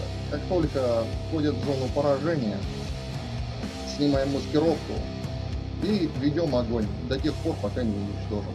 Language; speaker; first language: Russian; native; Russian